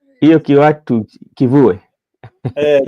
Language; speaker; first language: Swahili; non-native, local second language; Luo (Kenya and Tanzania)